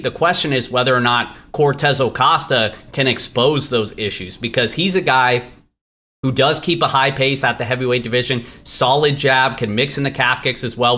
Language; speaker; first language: English; native; English